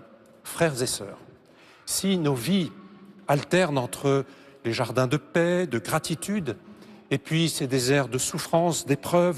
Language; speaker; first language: French; native; French